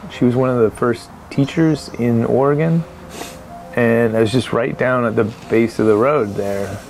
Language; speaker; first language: English; native; English